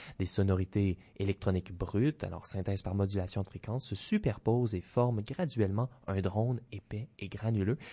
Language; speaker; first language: French; native; French